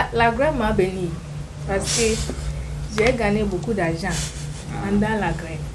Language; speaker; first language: French; non-native, learner; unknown